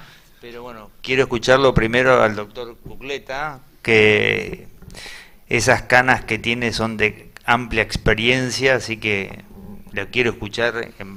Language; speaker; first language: Spanish; native; Spanish